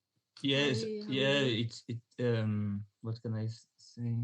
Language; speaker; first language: English; non-native, learner; French